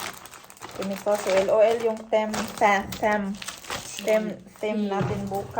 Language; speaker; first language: Filipino; non-native, local second language; Cebuano